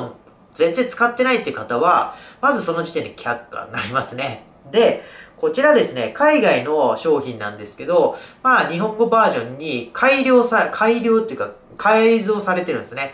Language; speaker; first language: Japanese; native; Japanese